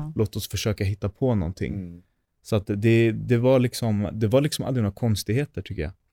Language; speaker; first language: Swedish; native; Swedish